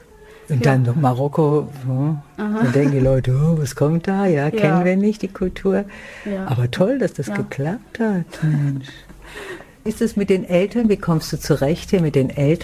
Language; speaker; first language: German; native; German